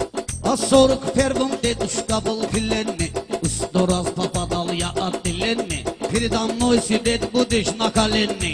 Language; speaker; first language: Russian; non-native, learner; Talysh